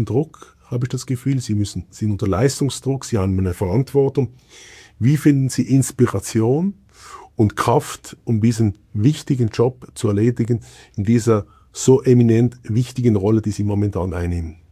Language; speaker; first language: German; native; German